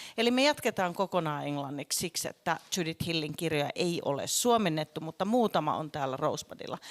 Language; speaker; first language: Finnish; native; Finnish